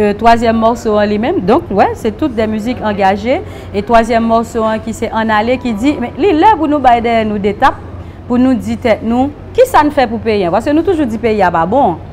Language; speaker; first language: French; non-native, local second language; Haitian Creole